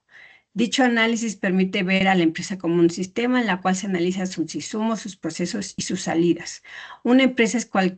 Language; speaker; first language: Spanish; native; Spanish